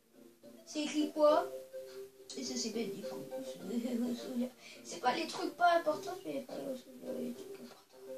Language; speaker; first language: French; native; French